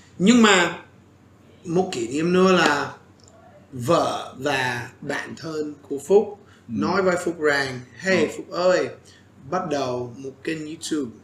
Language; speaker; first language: Vietnamese; non-native, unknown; English